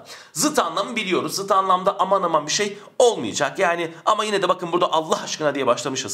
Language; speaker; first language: Turkish; native; Turkish